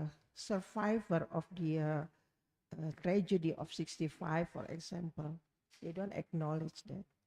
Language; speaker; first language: English; non-native, learner; Indonesian